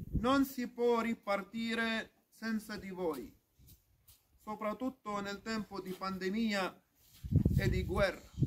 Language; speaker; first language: Italian; non-native, fluent; Arabic